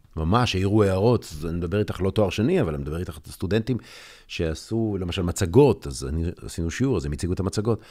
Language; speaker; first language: Hebrew; native; Hebrew